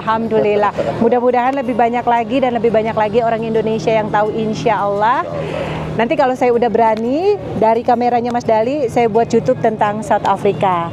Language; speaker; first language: Indonesian; native; Indonesian